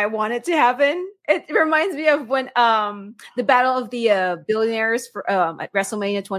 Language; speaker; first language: English; non-native, local second language; Filipino